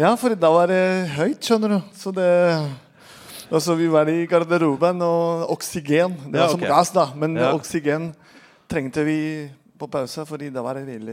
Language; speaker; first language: Norwegian; non-native, fluent; Spanish